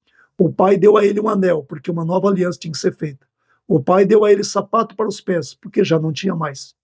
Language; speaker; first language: Portuguese; native; Portuguese